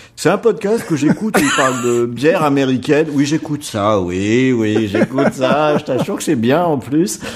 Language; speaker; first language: French; native; French